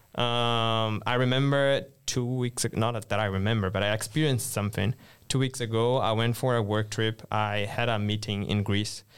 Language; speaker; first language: English; non-native, fluent; Portuguese